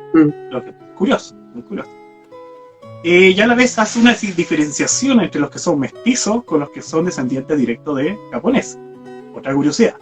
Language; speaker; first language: Spanish; native; Spanish